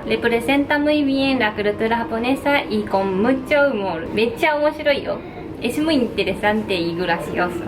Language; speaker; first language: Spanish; non-native, fluent; Japanese